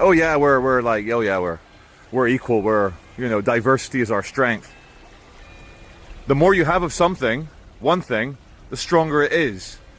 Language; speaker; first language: English; native; English